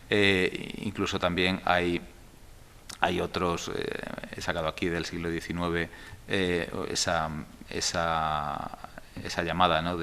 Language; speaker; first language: Spanish; native; Spanish